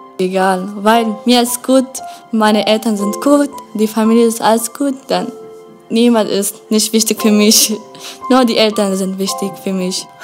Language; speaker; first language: German; non-native, learner; Kurdish